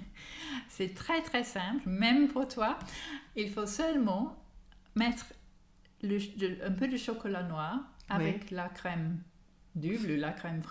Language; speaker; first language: French; non-native, learner; English